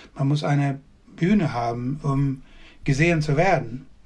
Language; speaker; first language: German; non-native, fluent; Swedish